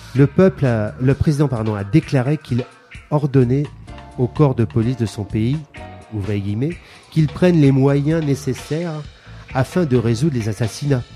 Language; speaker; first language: French; native; French